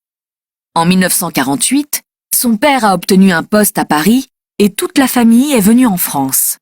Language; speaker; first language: French; native; French